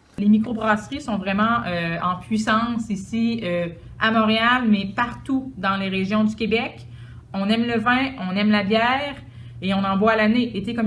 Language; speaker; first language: French; native; French